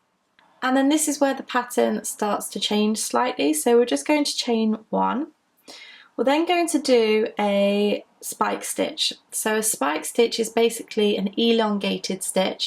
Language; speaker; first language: English; native; English